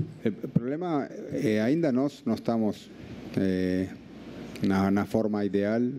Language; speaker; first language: Portuguese; non-native, learner; Spanish